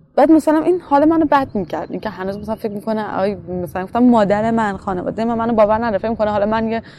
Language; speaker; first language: Persian; native; Persian